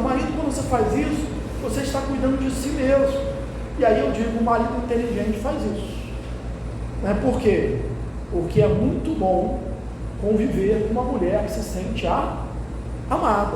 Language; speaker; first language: Portuguese; native; Portuguese